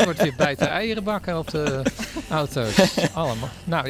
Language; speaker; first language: Dutch; native; Dutch